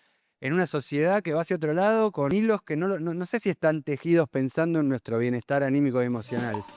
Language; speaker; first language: Spanish; native; Spanish